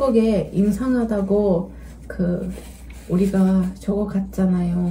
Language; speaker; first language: Korean; non-native, learner; Turkish